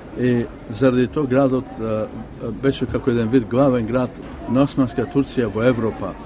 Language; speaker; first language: Macedonian; native; Macedonian